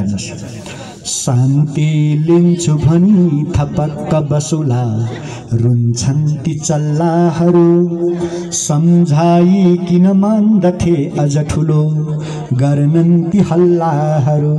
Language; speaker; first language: Nepali; native; Nepali